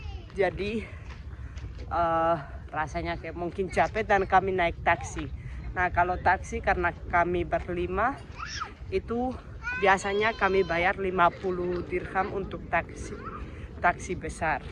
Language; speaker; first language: Indonesian; non-native, fluent; Spanish